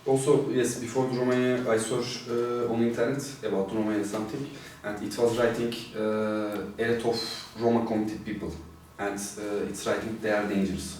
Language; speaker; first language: English; non-native, fluent; Turkish